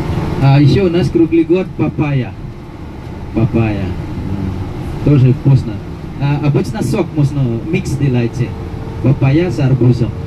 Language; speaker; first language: Russian; non-native, fluent; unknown